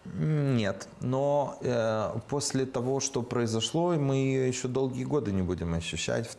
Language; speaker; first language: Russian; native; Russian